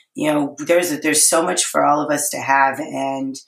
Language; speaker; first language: English; native; English